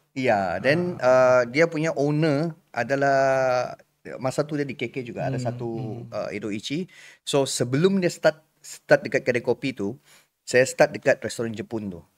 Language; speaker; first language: Malay; native; Malay